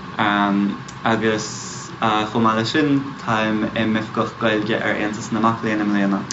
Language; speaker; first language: Irish; non-native, fluent; English